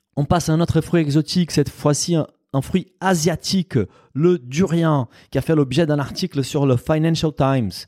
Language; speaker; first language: French; non-native, fluent; Portuguese